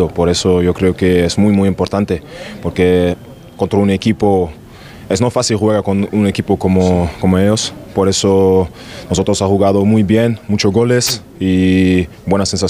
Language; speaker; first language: Spanish; non-native, learner; German